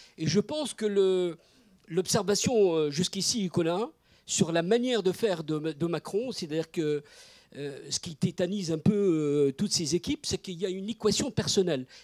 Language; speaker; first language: French; non-native, local second language; Arabic